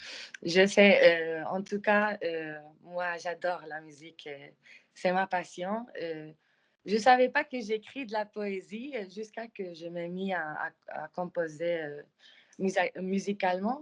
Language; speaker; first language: French; non-native, fluent; Spanish